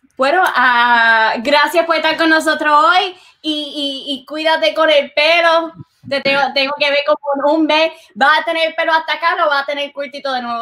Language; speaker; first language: Spanish; native; Spanish